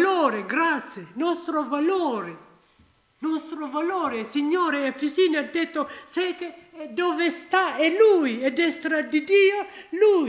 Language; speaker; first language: Italian; non-native, learner; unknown